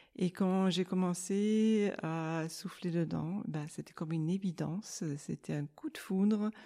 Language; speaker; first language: French; non-native, fluent; German